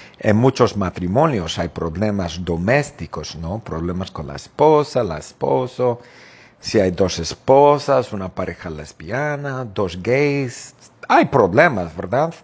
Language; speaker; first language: Spanish; non-native, fluent; English